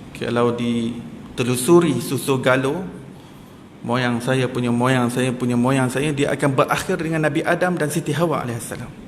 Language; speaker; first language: Malay; native; Malay